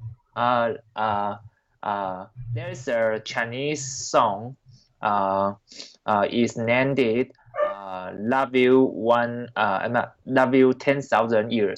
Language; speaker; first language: English; non-native, learner; Chinese